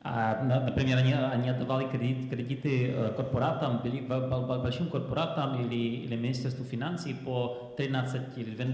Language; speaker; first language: Russian; non-native, fluent; Czech